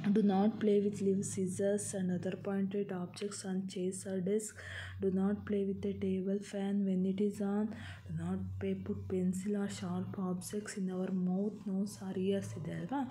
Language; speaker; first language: English; non-native, local second language; Kannada